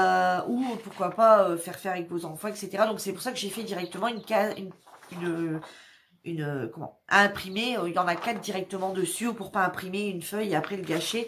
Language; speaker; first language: French; native; French